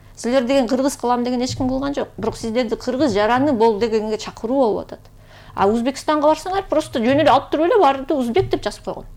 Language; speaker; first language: Kyrgyz; native; Kyrgyz